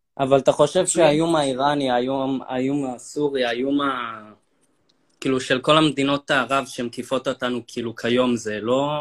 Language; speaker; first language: Hebrew; early bilingual, other home language; Russian